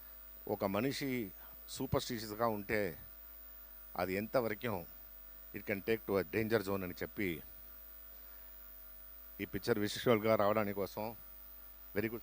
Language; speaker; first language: Telugu; non-native, local second language; Tamil